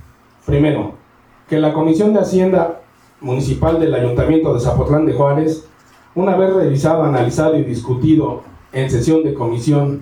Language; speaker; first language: Spanish; native; Spanish